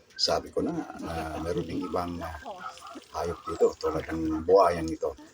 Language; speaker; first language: Filipino; non-native, local second language; Cebuano